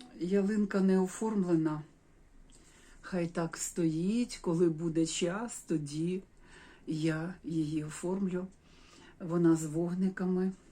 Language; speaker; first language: Ukrainian; non-native, local second language; Russian